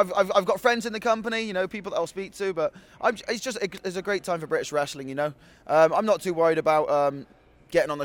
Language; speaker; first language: English; native; English